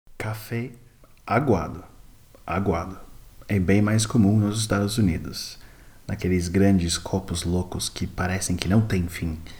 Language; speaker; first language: Portuguese; non-native, fluent; English